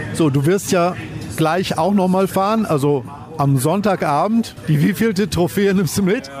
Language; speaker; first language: German; native; German